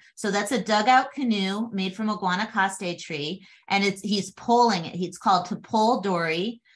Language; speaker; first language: English; native; English